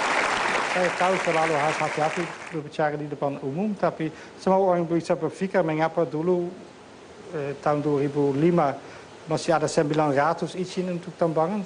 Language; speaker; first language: Indonesian; non-native, fluent; Dutch